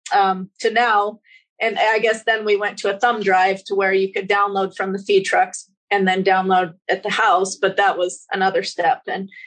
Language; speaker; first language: English; native; English